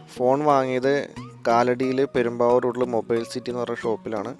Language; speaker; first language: Malayalam; native; Malayalam